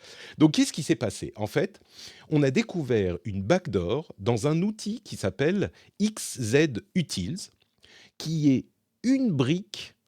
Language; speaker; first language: French; native; French